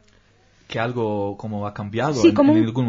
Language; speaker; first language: Spanish; non-native, learner; Hebrew